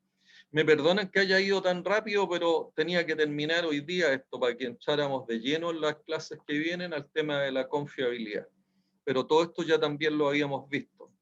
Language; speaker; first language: Spanish; native; Spanish